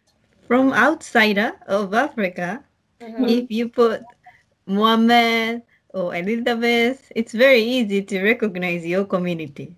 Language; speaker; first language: English; non-native, learner; Japanese